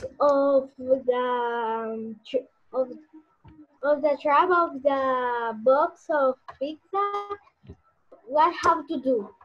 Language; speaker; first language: English; non-native, learner; Spanish